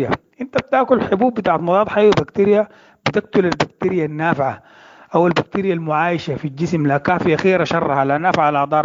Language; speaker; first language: Arabic; native; Arabic